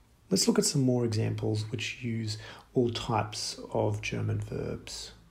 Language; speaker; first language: English; native; English